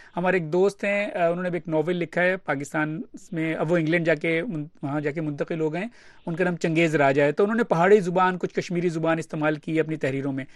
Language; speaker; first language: Urdu; native; Urdu